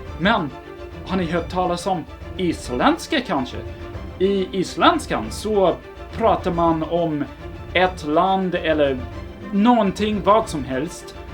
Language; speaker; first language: Swedish; non-native, fluent; English